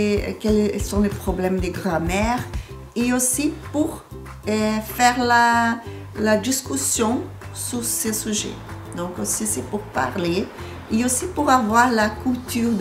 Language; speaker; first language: French; non-native, fluent; Portuguese